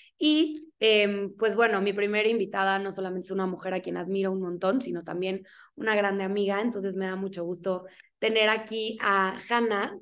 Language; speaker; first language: Spanish; native; Spanish